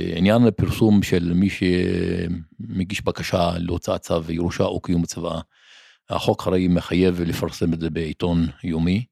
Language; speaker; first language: Hebrew; non-native, local second language; Arabic